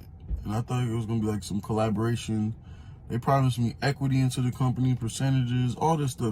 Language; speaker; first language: English; native; English